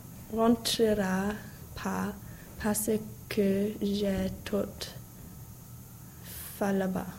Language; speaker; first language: French; non-native, learner; English